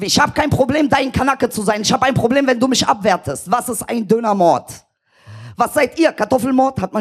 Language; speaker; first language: German; early bilingual, other home language; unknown